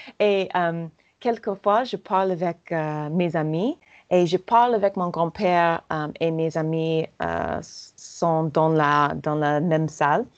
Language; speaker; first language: French; non-native, learner; English